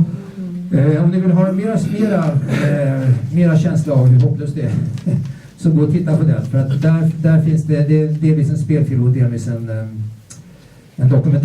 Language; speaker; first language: Swedish; native; Swedish